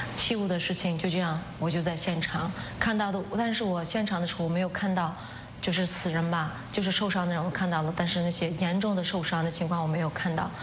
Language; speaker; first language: Chinese; non-native, local second language; Uyghur